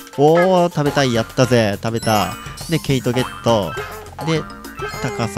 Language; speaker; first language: Japanese; native; Japanese